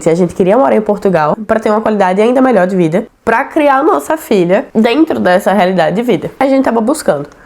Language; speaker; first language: Portuguese; native; Portuguese